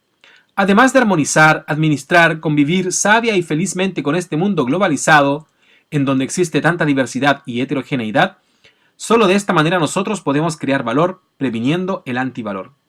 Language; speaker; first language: Spanish; native; Spanish